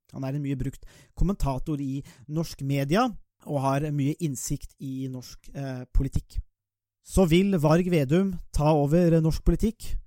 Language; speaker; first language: Norwegian; native; Norwegian